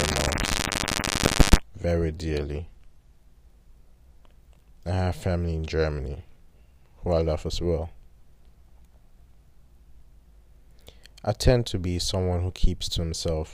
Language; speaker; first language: English; non-native, local second language; German